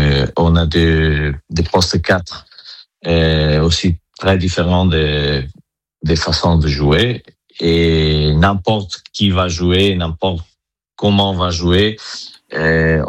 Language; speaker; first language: French; non-native, fluent; Italian